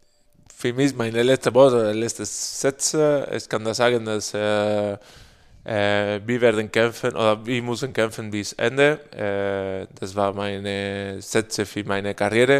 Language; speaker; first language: German; non-native, learner; Spanish